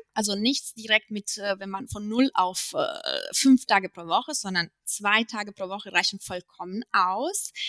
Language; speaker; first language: German; non-native, fluent; Italian